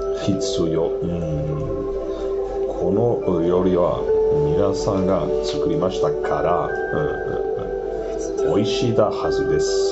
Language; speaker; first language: Japanese; non-native, learner; Catalan